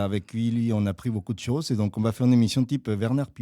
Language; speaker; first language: French; non-native, fluent; Spanish